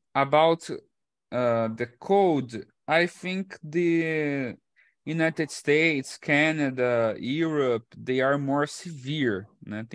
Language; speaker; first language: English; non-native, fluent; Portuguese